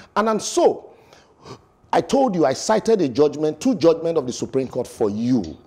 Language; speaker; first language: English; non-native, local second language; Bini